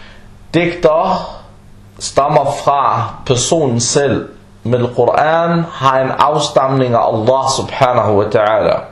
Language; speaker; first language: Danish; non-native, fluent; Arabic